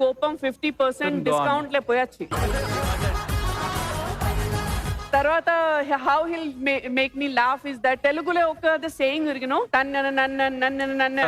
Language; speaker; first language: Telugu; non-native, learner; Kannada